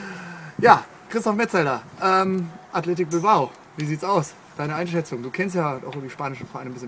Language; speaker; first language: German; native; German